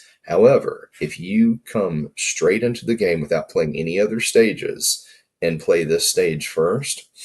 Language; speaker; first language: English; native; English